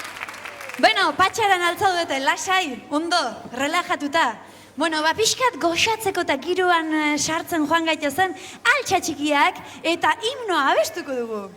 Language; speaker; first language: Basque; native; Basque